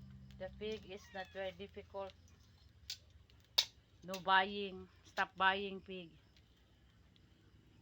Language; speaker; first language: English; non-native, learner; Filipino